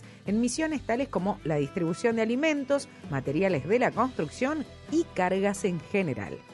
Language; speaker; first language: Spanish; native; Spanish